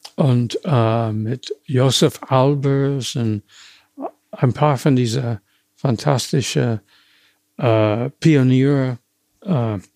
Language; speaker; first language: German; non-native, fluent; English